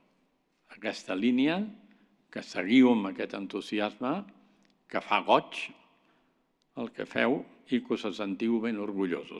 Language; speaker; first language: Catalan; native; Catalan